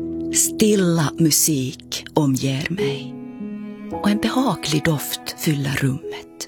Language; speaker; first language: Swedish; native; Swedish